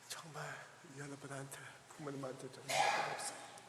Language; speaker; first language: Korean; early bilingual, heritage; English